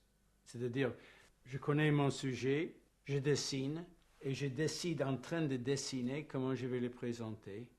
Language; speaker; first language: French; non-native, fluent; English